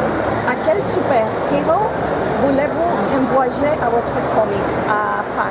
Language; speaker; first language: French; non-native, learner; Spanish